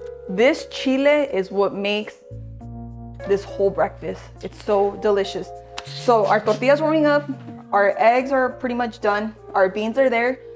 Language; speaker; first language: English; early bilingual, other home language; Spanish